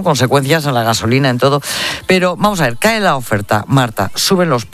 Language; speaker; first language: Spanish; native; Spanish